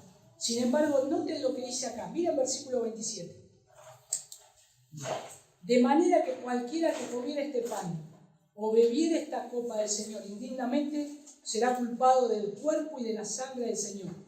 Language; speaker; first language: Spanish; native; Spanish